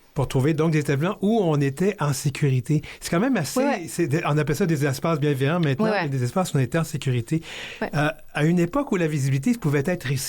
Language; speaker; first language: French; native; French